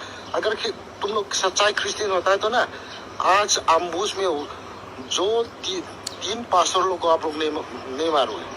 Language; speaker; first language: Hindi; non-native, local second language; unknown